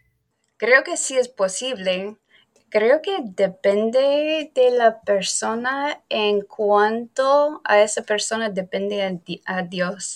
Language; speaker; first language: Spanish; non-native, fluent; English